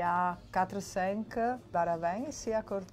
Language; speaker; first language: French; non-native, fluent; Italian